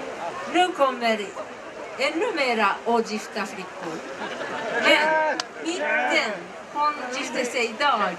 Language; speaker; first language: Swedish; non-native, learner; Japanese